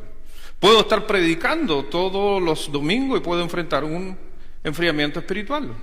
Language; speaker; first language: Spanish; native; Spanish